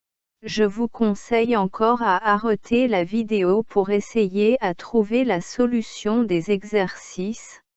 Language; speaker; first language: French; non-native, local second language; Arabic